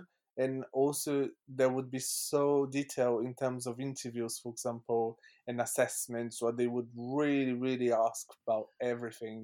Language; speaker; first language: English; non-native, fluent; Portuguese